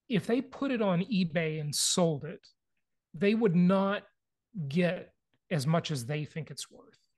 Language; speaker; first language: English; native; English